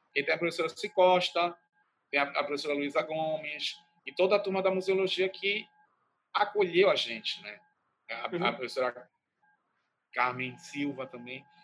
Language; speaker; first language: Portuguese; native; Portuguese